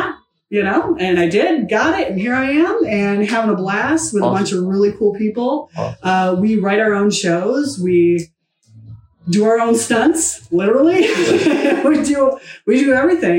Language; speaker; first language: English; native; English